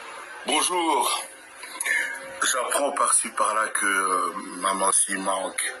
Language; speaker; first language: French; non-native, local second language; Lingala